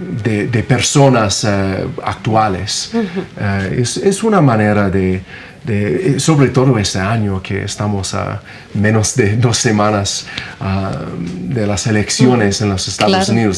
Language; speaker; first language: Spanish; non-native, fluent; English